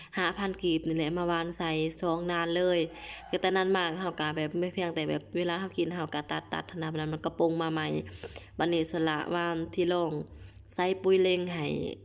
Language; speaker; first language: Lao; non-native, local second language; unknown